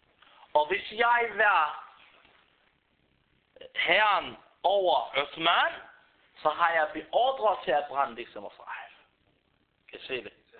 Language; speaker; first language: Danish; early bilingual, other home language; Arabic